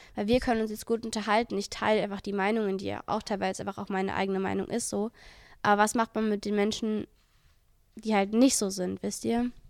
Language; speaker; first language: German; early bilingual, other home language; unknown